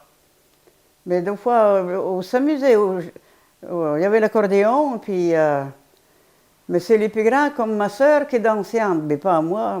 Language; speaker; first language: French; non-native, fluent; Polish